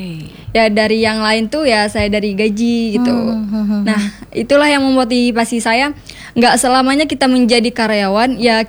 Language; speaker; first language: Indonesian; native; Indonesian